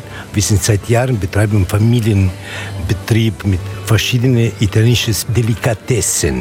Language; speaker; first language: German; non-native, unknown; Italian